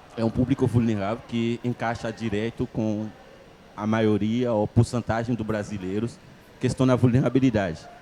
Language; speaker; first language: Portuguese; non-native, fluent; Haitian Creole